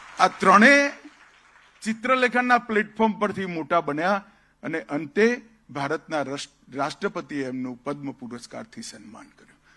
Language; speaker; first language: Gujarati; native; Gujarati